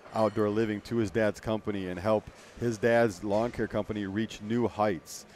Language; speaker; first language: English; native; English